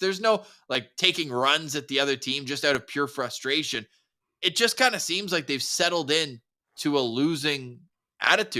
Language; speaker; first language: English; native; English